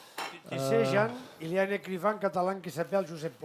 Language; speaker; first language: French; non-native, fluent; Catalan